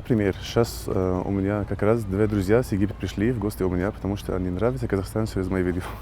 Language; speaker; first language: Russian; non-native, learner; Arabic